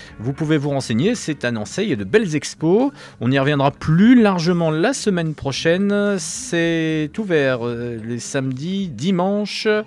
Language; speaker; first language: French; native; French